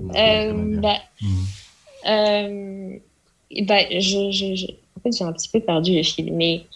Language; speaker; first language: French; non-native, local second language; Wolof